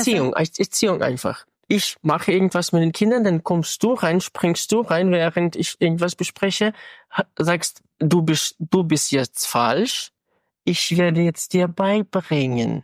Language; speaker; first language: German; non-native, fluent; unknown